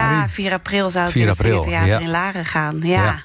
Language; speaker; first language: Dutch; native; Dutch